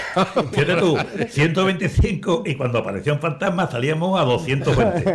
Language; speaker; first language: Spanish; native; Spanish